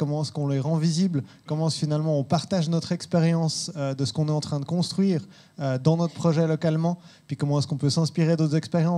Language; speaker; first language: French; native; French